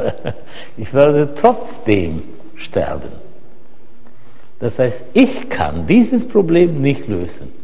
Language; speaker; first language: German; non-native, fluent; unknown